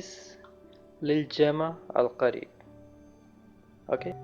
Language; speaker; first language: Arabic; non-native, learner; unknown